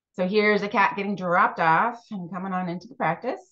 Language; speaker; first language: English; native; English